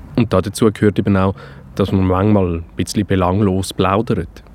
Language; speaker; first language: German; native; German